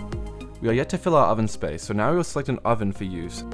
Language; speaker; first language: English; native; English